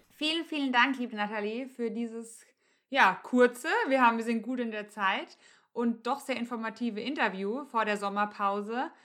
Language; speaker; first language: German; native; German